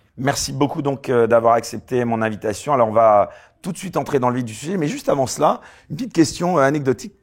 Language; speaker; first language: French; native; French